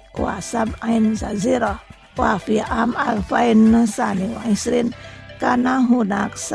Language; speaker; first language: Arabic; non-native, fluent; Indonesian